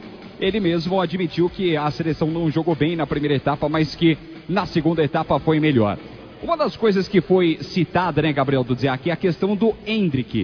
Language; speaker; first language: Portuguese; native; Portuguese